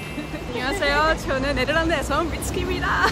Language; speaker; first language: Korean; non-native, fluent; Dutch